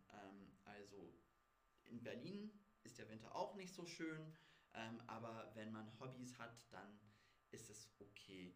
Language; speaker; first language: German; non-native, fluent; English